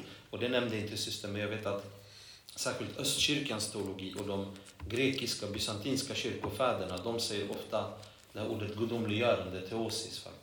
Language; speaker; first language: Swedish; non-native, fluent; Polish